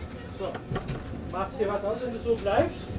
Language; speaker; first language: German; native; German